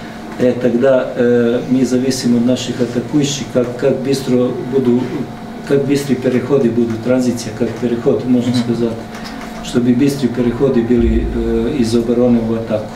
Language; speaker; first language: Russian; non-native, learner; Serbian